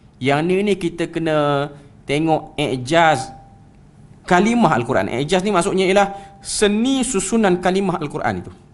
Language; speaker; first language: Malay; native; Malay